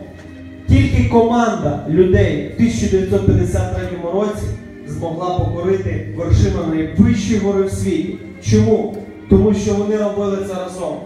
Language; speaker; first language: Ukrainian; native; Ukrainian